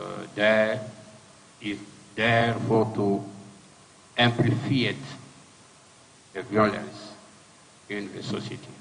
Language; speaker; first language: English; non-native, learner; French